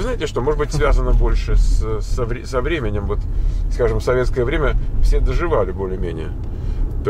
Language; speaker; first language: Russian; native; Russian